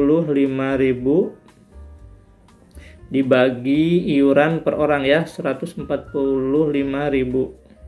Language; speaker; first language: Indonesian; native; Indonesian